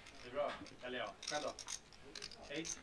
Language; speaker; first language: Swedish; native; Swedish